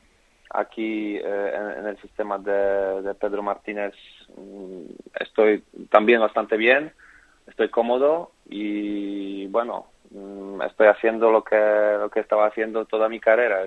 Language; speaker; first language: Spanish; non-native, fluent; Polish